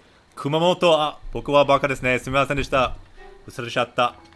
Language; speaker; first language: Japanese; non-native, fluent; English